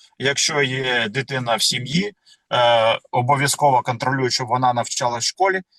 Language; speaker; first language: Ukrainian; native; Ukrainian